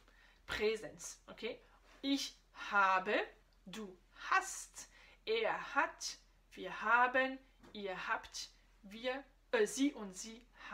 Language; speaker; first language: German; non-native, fluent; French